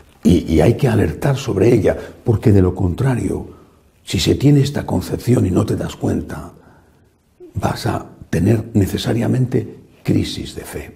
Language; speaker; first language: Spanish; native; Spanish